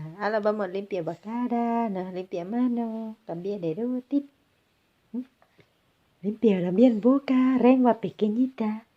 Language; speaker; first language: Spanish; non-native, learner; Thai